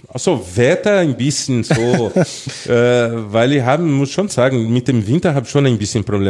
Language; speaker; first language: German; non-native, fluent; Portuguese